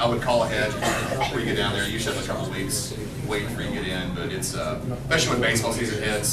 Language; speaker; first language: English; native; English